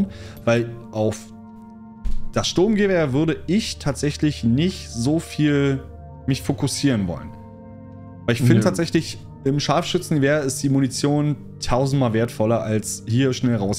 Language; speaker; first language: German; native; German